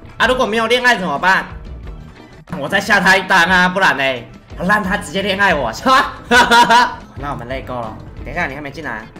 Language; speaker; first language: Chinese; native; Chinese